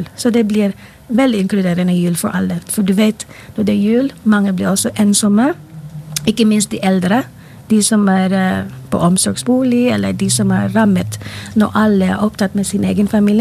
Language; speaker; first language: Norwegian; non-native, fluent; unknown